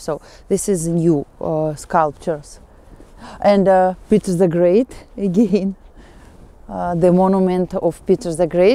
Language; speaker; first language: English; non-native, fluent; Russian